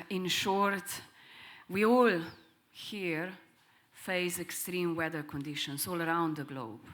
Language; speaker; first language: English; non-native, fluent; Slovenian